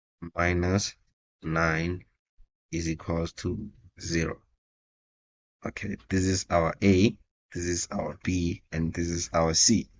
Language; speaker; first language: English; non-native, local second language; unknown